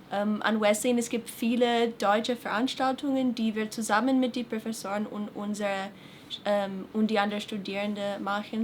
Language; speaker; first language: German; non-native, fluent; English